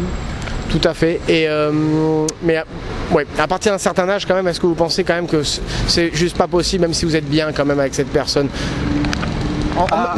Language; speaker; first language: French; native; French